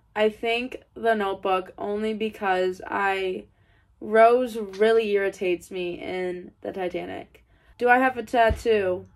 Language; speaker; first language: English; native; English